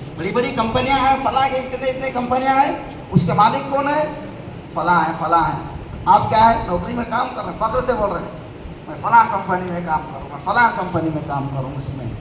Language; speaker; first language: Urdu; native; Urdu